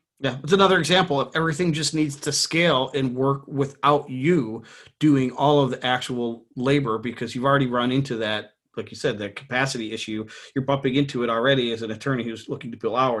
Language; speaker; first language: English; native; English